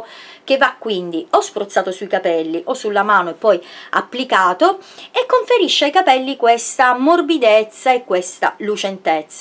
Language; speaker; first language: Italian; native; Italian